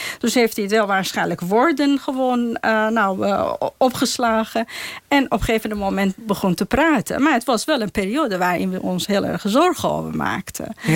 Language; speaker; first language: Dutch; non-native, fluent; Persian